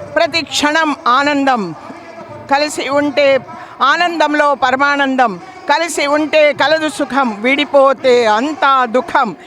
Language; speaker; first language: Telugu; non-native, local second language; Marathi